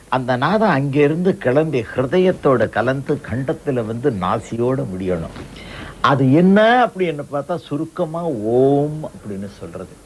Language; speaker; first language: Tamil; non-native, local second language; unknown